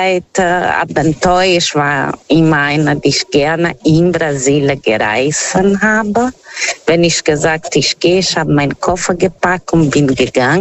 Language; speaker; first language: German; non-native, fluent; Portuguese